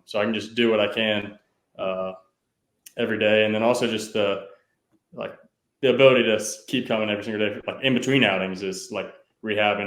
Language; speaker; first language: English; native; English